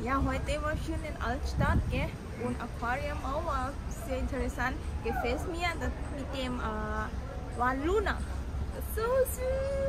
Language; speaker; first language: German; non-native, learner; Thai